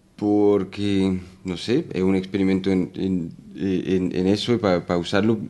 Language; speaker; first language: Spanish; non-native, fluent; Danish